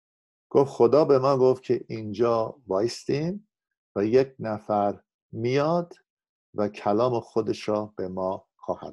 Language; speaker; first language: Persian; non-native, fluent; English